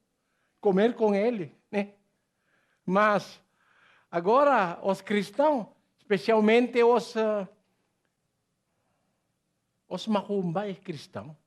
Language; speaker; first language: Portuguese; non-native, learner; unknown